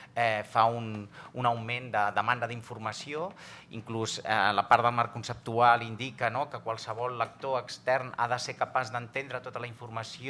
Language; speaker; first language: Catalan; native; Catalan